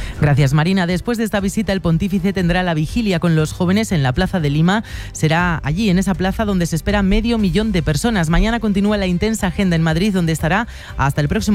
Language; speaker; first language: Spanish; native; Spanish